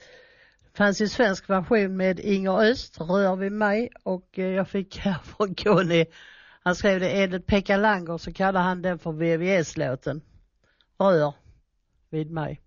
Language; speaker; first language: Swedish; native; Swedish